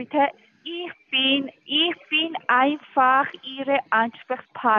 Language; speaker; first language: German; non-native, learner; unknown